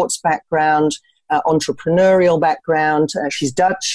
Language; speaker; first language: English; native; English